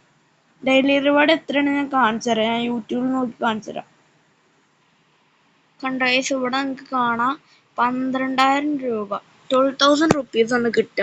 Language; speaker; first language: Malayalam; native; Malayalam